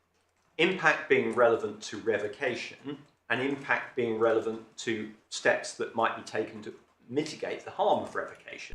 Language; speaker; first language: English; native; English